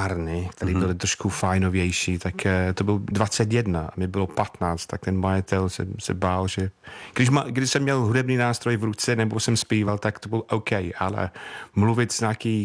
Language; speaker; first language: Czech; non-native, fluent; English